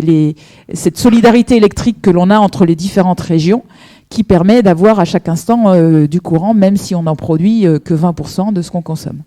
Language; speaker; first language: French; native; French